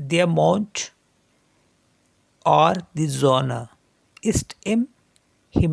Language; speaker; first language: German; non-native, learner; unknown